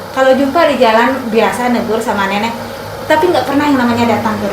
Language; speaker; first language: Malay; non-native, local second language; Sundanese